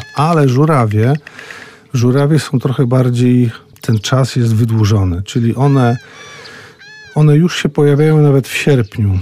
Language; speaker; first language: Polish; native; Polish